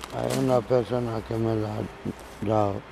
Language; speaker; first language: Spanish; non-native, learner; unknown